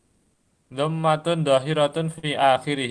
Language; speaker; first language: Arabic; non-native, learner; Indonesian